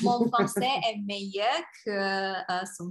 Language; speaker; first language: French; non-native, learner; Chinese